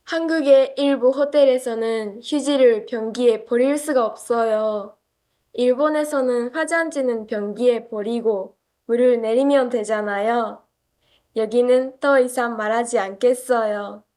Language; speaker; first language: Korean; non-native, fluent; Japanese